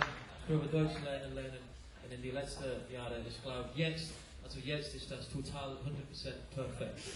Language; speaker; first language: German; non-native, learner; English